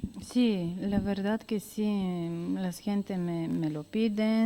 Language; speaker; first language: Spanish; non-native, learner; Bulgarian